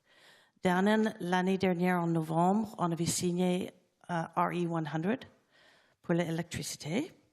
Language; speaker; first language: French; non-native, learner; English